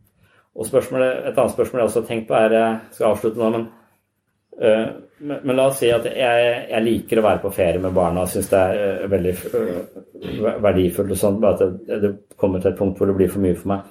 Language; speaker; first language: Norwegian; native; Norwegian